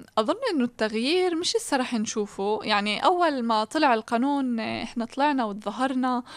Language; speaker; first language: Arabic; native; Arabic